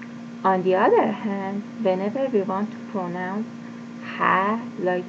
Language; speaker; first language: English; non-native, fluent; Persian